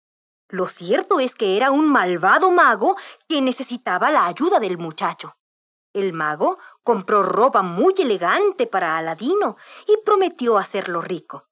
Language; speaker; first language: Spanish; native; Spanish